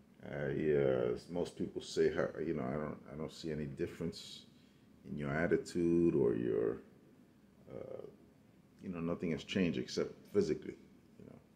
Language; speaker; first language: English; native; English